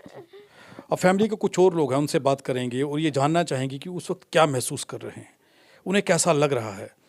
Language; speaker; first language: Hindi; non-native, local second language; Punjabi